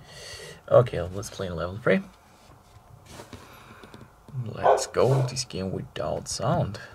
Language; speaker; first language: English; non-native, learner; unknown